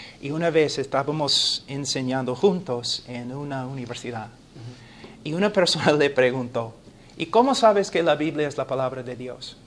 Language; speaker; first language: Spanish; non-native, fluent; English